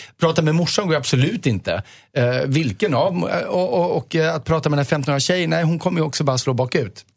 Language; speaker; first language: Swedish; native; Swedish